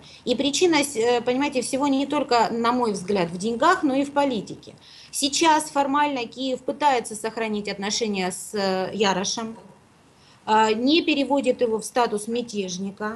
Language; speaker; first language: Russian; native; Russian